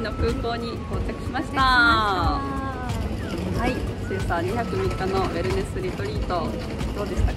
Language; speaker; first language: Japanese; native; Japanese